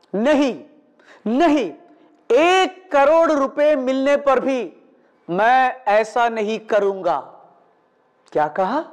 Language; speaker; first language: Hindi; non-native, local second language; Malayalam